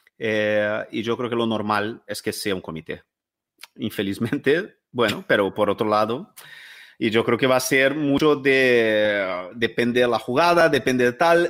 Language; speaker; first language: Spanish; non-native, fluent; Portuguese